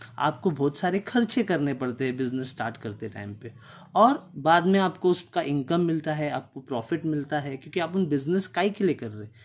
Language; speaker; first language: Hindi; non-native, local second language; Tulu